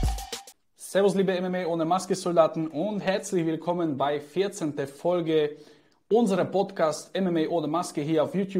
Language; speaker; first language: German; native; German